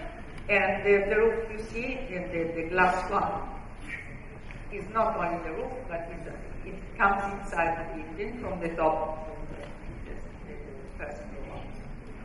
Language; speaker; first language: English; non-native, fluent; Italian